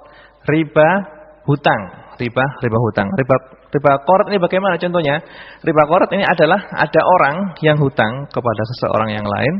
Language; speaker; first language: Indonesian; native; Indonesian